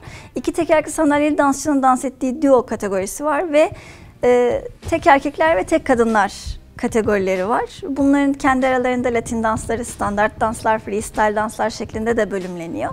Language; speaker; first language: Turkish; native; Turkish